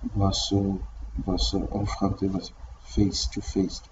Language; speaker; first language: French; non-native, learner; Portuguese